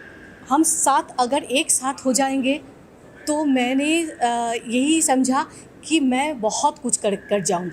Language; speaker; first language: Hindi; non-native, local second language; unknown